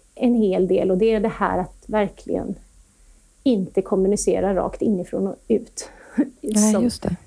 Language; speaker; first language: Swedish; native; Swedish